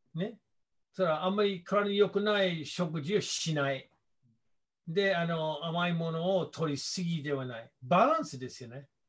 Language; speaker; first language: Japanese; non-native, fluent; English